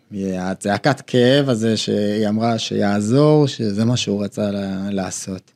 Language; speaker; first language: Hebrew; early bilingual, other home language; Amharic